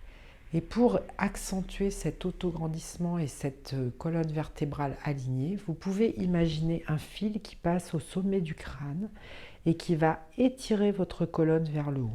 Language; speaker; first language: French; native; French